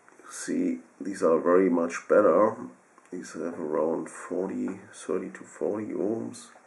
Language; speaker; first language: English; non-native, fluent; German